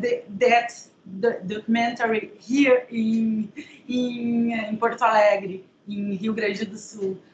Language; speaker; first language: English; non-native, learner; Portuguese